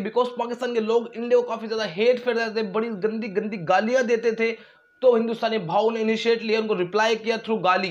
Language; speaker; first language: Hindi; native; Hindi